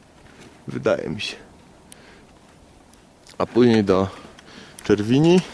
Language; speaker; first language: Polish; native; Polish